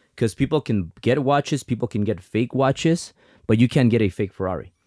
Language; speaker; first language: English; early bilingual, other home language; Spanish